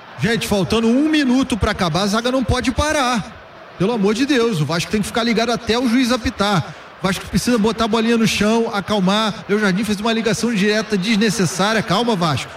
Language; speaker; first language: Portuguese; native; Portuguese